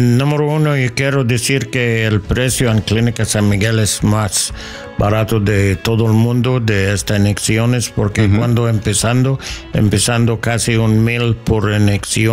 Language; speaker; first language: Spanish; non-native, learner; English